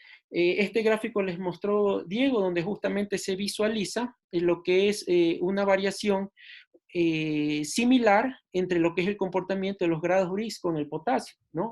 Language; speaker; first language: Spanish; native; Spanish